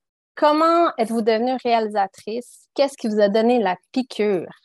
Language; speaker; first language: French; native; French